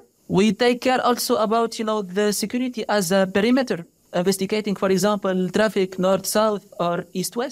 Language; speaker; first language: English; non-native, fluent; Arabic